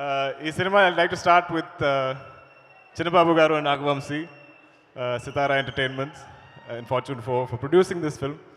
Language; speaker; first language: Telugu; non-native, learner; Malayalam